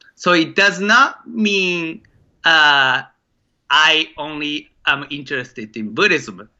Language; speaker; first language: English; non-native, fluent; Japanese